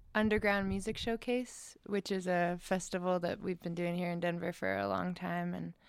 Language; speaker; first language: English; native; English